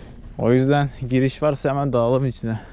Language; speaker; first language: Turkish; native; Turkish